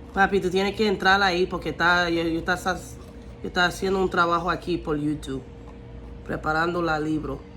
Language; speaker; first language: Spanish; non-native, learner; English